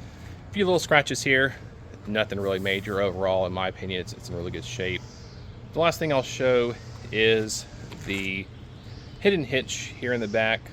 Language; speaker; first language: English; native; English